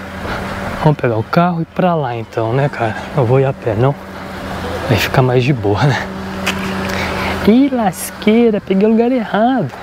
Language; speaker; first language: Portuguese; native; Portuguese